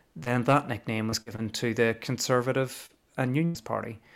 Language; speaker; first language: English; native; English